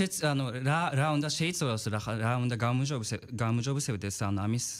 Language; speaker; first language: Georgian; non-native, fluent; Japanese